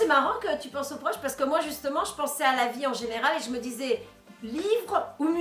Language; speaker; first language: French; native; French